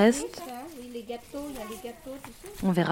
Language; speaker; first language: French; early bilingual, other home language; Khmer